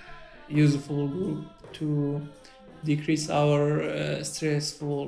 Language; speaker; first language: English; non-native, learner; Arabic